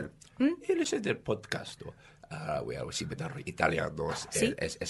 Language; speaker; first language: Italian; non-native, learner; English